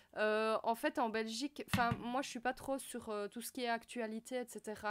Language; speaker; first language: French; native; French